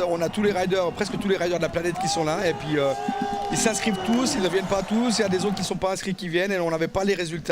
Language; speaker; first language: French; native; French